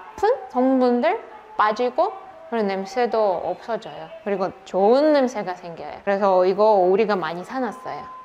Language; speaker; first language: Korean; non-native, fluent; Russian